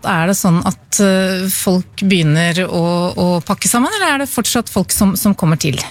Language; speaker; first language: Norwegian; native; Norwegian